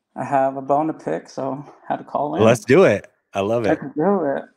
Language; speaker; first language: English; native; English